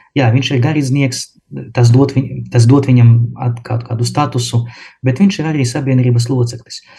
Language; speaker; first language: Latvian; non-native, local second language; Russian